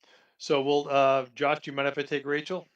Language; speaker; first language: English; native; English